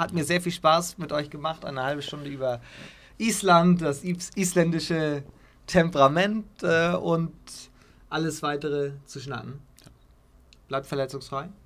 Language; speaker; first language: German; native; German